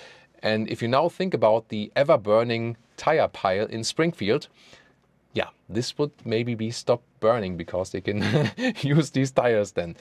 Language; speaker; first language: English; non-native, fluent; German